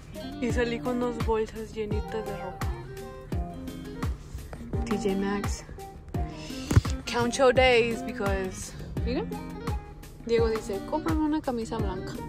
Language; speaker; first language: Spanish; early bilingual, heritage; Spanish